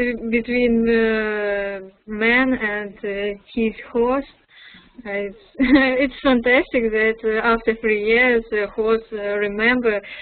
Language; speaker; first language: English; non-native, learner; Russian